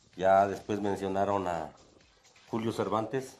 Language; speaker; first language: Spanish; native; Spanish